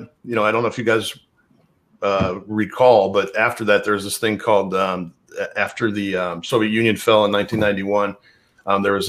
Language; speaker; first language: English; native; English